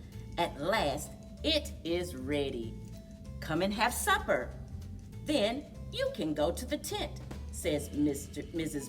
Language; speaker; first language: English; native; English